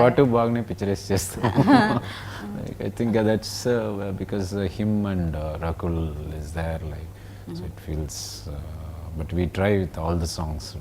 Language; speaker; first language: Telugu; non-native, learner; Tamil